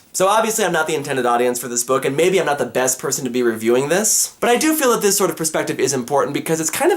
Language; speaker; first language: English; native; English